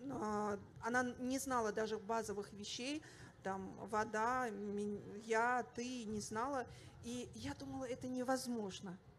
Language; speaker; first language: Russian; non-native, local second language; Avaric